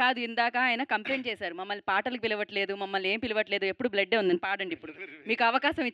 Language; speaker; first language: Telugu; native; Telugu